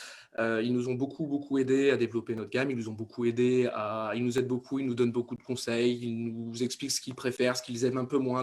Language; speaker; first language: French; native; French